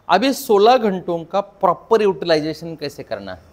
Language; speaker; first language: Hindi; non-native, local second language; Marathi